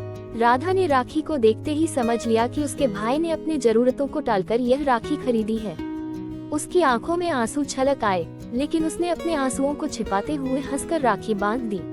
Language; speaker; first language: Hindi; native; Hindi